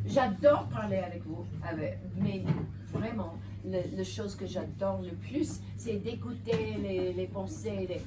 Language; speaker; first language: French; non-native, learner; English